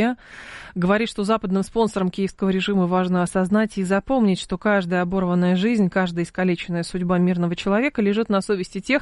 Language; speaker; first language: Russian; native; Russian